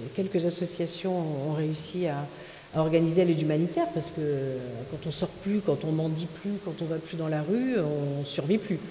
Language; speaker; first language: French; native; French